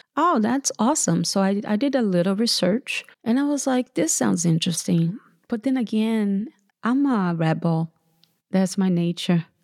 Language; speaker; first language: English; early bilingual, other home language; Portuguese